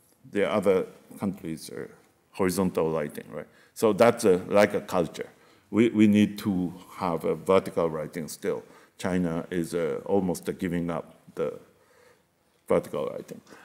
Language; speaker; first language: English; non-native, fluent; Japanese